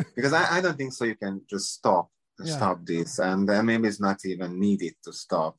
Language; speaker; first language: English; non-native, learner; Hungarian